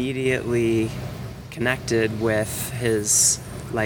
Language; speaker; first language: English; native; English